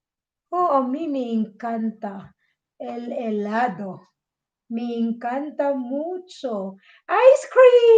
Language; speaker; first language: Spanish; non-native, fluent; Filipino